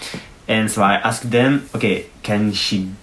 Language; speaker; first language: English; non-native, learner; French